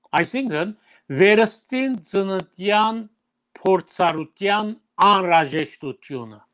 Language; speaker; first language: Armenian; early bilingual, heritage; Armenian